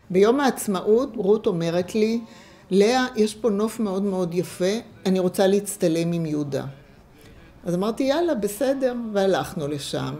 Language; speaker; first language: Hebrew; non-native, fluent; English